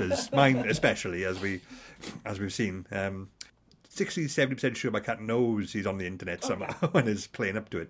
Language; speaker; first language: English; native; English